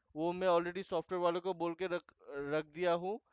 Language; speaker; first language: Hindi; non-native, local second language; Bangla